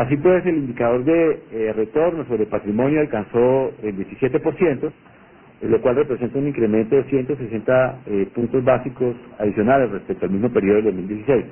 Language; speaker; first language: Spanish; native; Spanish